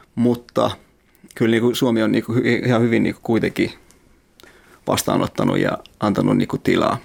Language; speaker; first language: Finnish; early bilingual, other home language; Persian